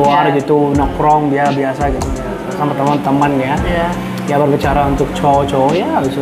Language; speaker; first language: Indonesian; non-native, learner; Arabic